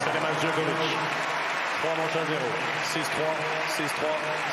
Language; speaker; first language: French; native; French